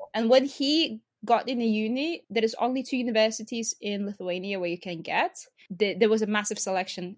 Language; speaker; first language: English; non-native, fluent; Lithuanian